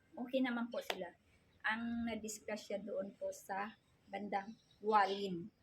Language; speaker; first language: Filipino; non-native, local second language; Cebuano